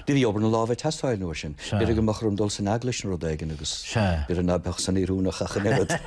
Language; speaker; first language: Irish; non-native, local second language; English